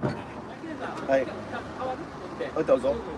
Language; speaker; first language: Japanese; non-native, learner; English